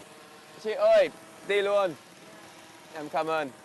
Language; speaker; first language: Vietnamese; non-native, learner; English